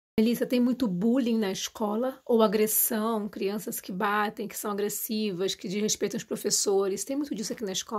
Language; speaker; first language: Portuguese; native; Portuguese